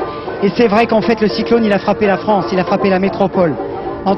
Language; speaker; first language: French; native; French